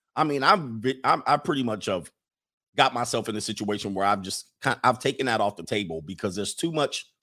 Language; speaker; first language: English; native; English